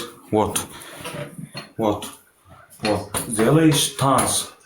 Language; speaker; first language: Russian; non-native, learner; Turkmen